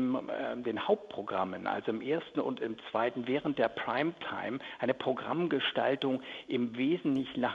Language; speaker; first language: German; native; German